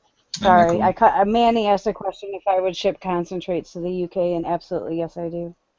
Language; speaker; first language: English; native; English